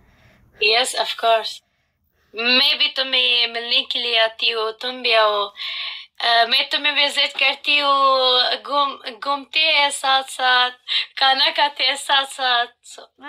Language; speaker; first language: Hindi; non-native, fluent; Pashto